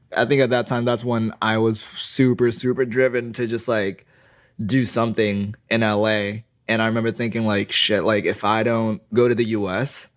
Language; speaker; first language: English; non-native, fluent; Indonesian